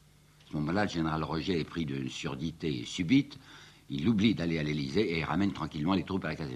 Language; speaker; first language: French; native; French